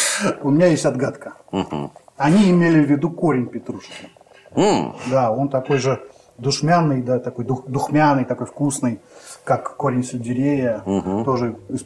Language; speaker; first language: Russian; native; Russian